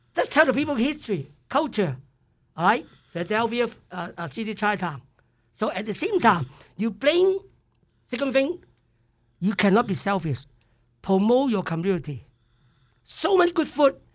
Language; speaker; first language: English; non-native, local second language; Cantonese